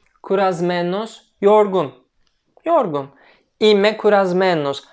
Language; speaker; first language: Greek; non-native, learner; Turkish